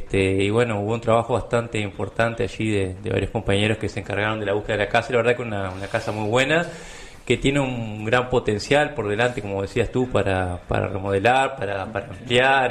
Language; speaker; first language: Spanish; native; Spanish